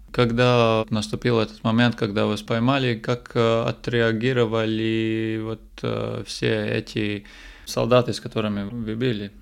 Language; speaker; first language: Russian; non-native, local second language; Latvian